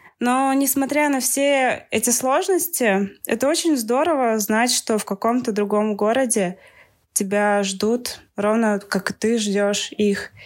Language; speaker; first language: Russian; native; Russian